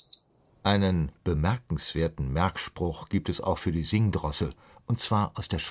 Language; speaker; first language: German; native; German